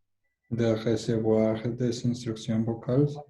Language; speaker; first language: French; non-native, learner; Spanish